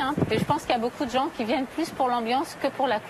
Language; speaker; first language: French; native; French